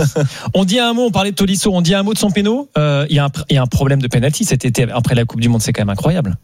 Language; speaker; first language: French; native; French